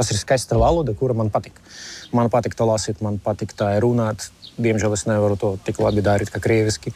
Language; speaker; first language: Latvian; non-native, local second language; Russian